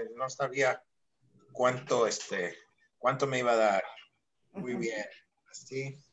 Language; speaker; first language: Spanish; early bilingual, other home language; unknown